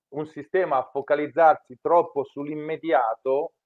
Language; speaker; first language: Italian; native; Italian